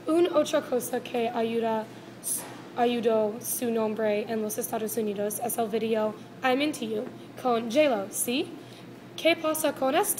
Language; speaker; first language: Spanish; non-native, learner; English